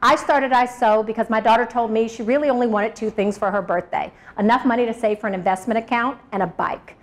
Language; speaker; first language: English; native; English